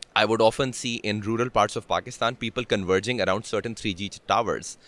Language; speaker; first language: English; non-native, local second language; Urdu